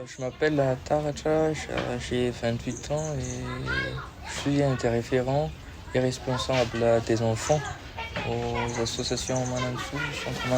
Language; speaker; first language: French; non-native, local second language; Malagasy